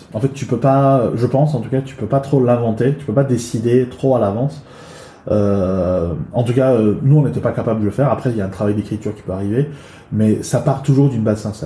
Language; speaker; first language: French; early bilingual, other home language; Chinese